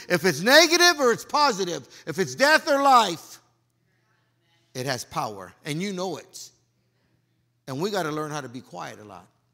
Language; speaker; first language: English; early bilingual, other home language; Spanish